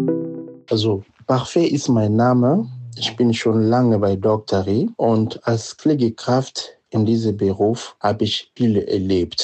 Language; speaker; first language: German; non-native, fluent; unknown